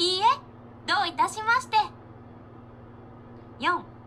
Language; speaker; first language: Japanese; non-native, learner; Filipino